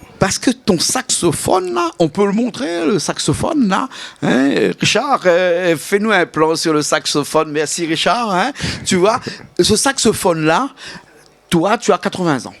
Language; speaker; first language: French; native; French